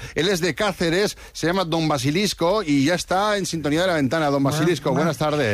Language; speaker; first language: Spanish; native; Spanish